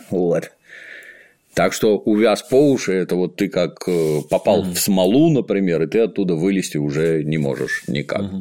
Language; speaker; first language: Russian; native; Russian